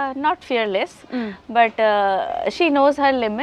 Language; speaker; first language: Telugu; non-native, learner; Bangla